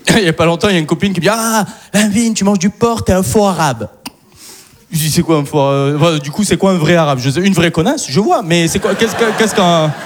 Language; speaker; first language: French; early bilingual, other home language; Arabic